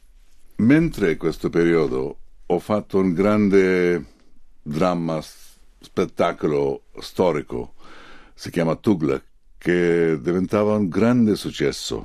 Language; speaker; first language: Italian; non-native, fluent; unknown